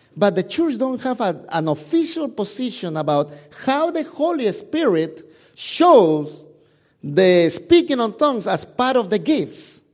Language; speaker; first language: English; non-native, fluent; Spanish